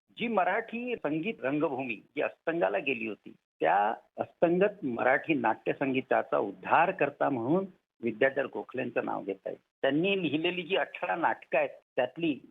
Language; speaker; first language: Marathi; native; Marathi